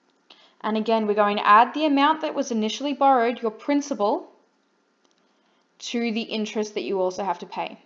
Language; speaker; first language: English; native; English